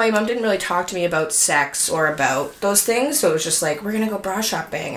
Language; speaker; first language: English; native; English